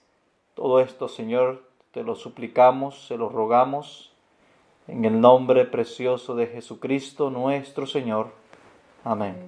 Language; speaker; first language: Spanish; native; Spanish